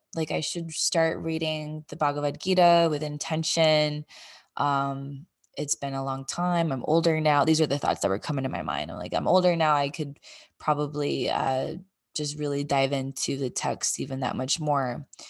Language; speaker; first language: English; native; English